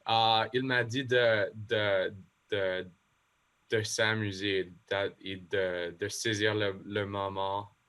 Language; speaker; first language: French; non-native, local second language; English